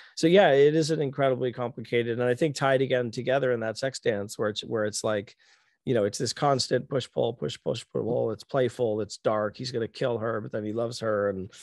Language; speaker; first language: English; native; English